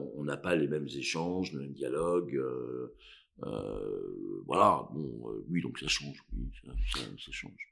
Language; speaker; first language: French; native; French